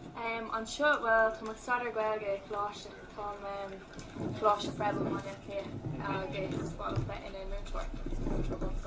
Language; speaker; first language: Irish; non-native, learner; English